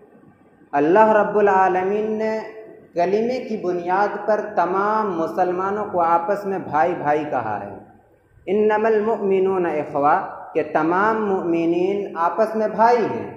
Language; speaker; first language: Urdu; native; Urdu